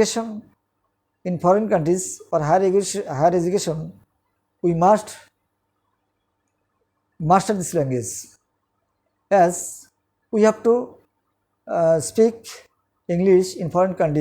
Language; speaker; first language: English; non-native, local second language; Bangla